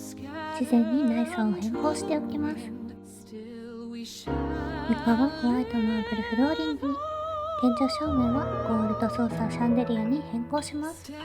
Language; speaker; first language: Japanese; native; Japanese